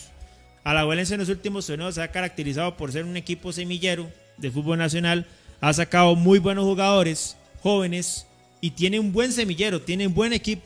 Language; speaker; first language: Spanish; native; Spanish